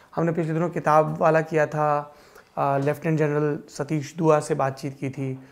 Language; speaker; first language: Hindi; native; Hindi